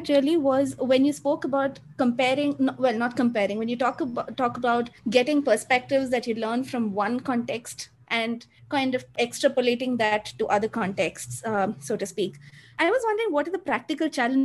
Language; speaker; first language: English; non-native, local second language; Malayalam